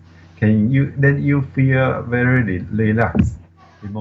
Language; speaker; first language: English; non-native, learner; Chinese